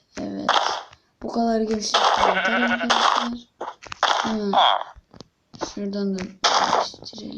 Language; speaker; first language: Turkish; native; Turkish